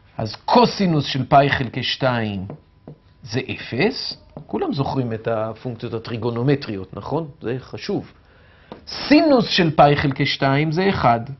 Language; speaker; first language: Hebrew; native; Hebrew